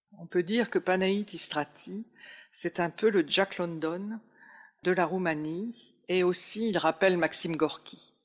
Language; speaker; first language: French; native; French